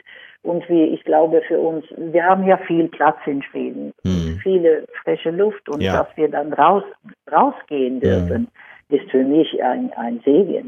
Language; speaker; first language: German; non-native, fluent; Swedish